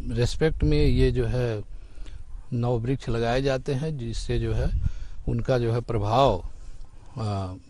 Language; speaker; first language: Hindi; native; Hindi